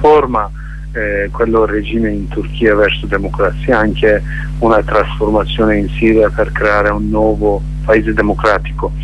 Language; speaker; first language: Italian; non-native, learner; Kurdish